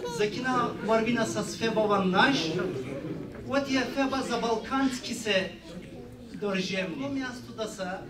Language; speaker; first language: Bulgarian; non-native, local second language; Turkish